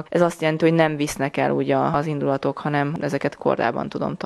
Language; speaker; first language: Hungarian; native; Hungarian